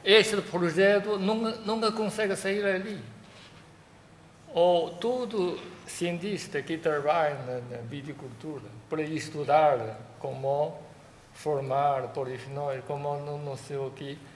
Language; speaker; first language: Portuguese; non-native, fluent; Chinese